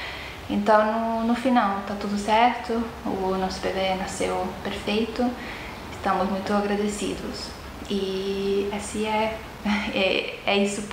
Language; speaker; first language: Portuguese; non-native, fluent; Estonian